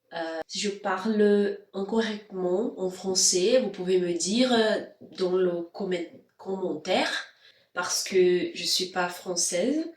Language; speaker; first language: French; non-native, learner; Spanish